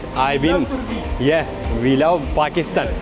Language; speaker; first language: English; non-native, learner; Turkish